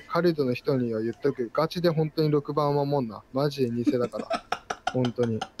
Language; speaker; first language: Japanese; native; Japanese